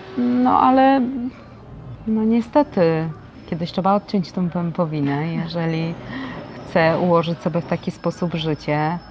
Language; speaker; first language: Polish; native; Polish